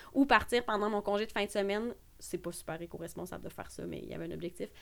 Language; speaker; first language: French; native; French